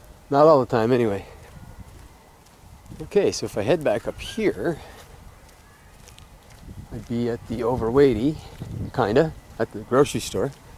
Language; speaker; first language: English; native; English